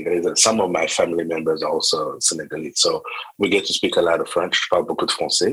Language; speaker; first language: English; non-native, local second language; Kinyarwanda